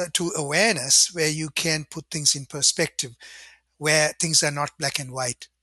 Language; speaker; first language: English; non-native, local second language; Sinhala